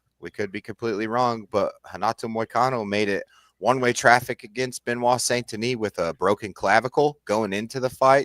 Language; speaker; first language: English; native; English